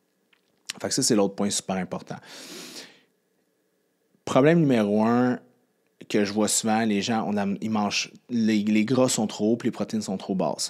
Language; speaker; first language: French; native; French